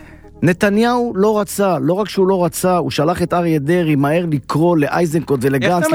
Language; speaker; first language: Hebrew; native; Hebrew